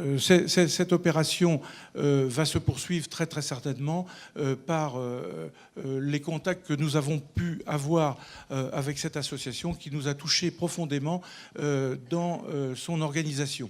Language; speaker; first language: French; native; French